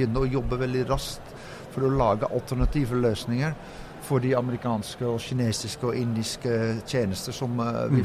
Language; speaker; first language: Norwegian; non-native, fluent; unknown